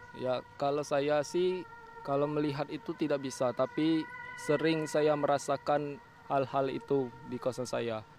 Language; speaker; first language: Indonesian; non-native, local second language; Minangkabau